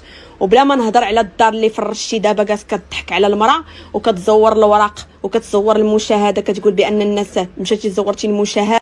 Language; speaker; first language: Arabic; native; Arabic